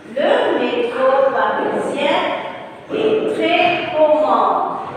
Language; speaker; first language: French; non-native, fluent; Tamil